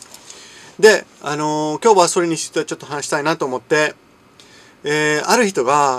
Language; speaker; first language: Japanese; non-native, fluent; English